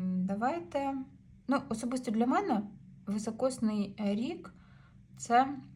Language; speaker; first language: Ukrainian; non-native, local second language; Russian